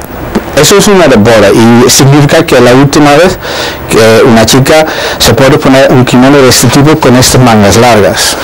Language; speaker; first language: Spanish; non-native, fluent; Dutch